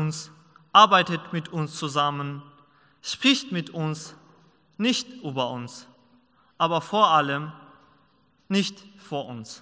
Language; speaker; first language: German; non-native, learner; Persian